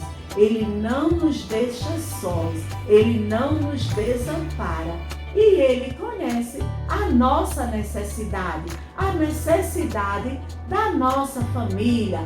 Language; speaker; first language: Portuguese; native; Portuguese